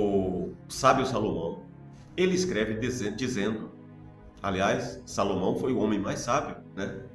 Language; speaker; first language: Portuguese; native; Portuguese